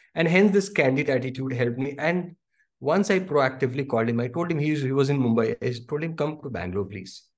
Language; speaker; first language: English; non-native, local second language; Hindi